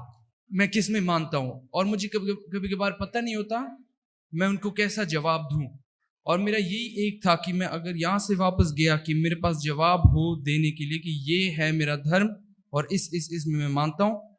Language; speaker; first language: Hindi; early bilingual, heritage; Hindi